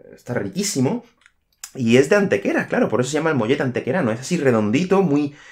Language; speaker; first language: Spanish; native; Spanish